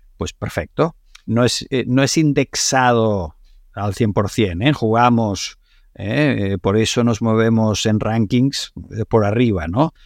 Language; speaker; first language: Spanish; non-native, local second language; Catalan